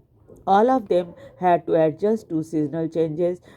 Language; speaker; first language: English; non-native, local second language; Hindi